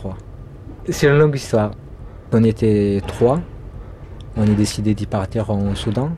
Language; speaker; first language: French; non-native, fluent; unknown